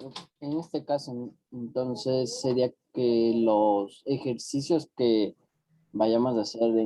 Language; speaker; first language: Spanish; native; Spanish